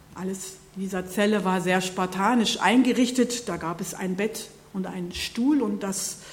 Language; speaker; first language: German; native; German